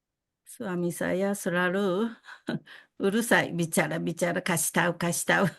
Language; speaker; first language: Indonesian; non-native, learner; Japanese